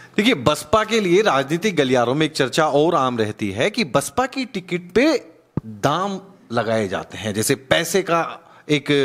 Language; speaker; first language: Hindi; native; Hindi